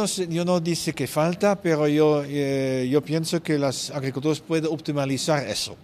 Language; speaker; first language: Spanish; non-native, fluent; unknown